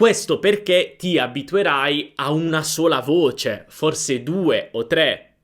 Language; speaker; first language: Italian; native; Italian